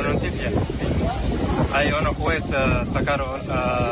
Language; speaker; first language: Spanish; non-native, learner; Arabic